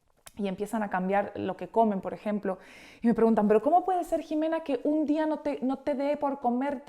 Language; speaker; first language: Spanish; native; Spanish